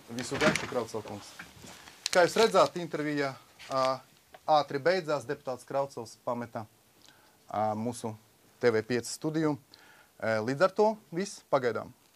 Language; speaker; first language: Latvian; non-native, local second language; Russian